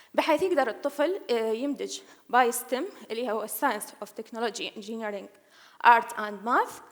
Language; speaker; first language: English; non-native, learner; Arabic